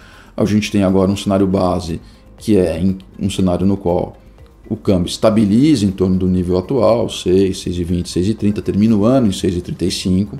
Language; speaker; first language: Portuguese; native; Portuguese